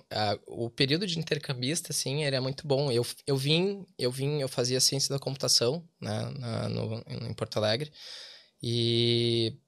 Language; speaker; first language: Portuguese; native; Portuguese